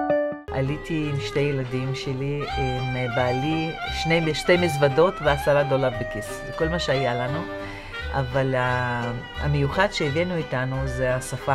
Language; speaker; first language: Hebrew; non-native, fluent; Russian